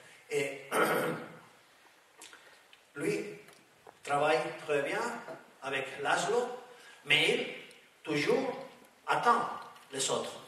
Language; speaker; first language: French; non-native, learner; Spanish